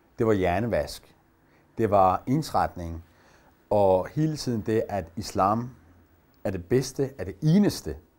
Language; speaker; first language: Danish; early bilingual, other home language; Persian